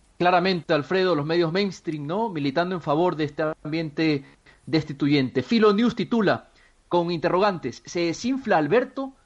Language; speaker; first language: Spanish; native; Spanish